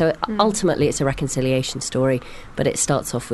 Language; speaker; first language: English; native; English